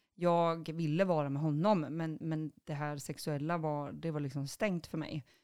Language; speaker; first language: Swedish; native; Swedish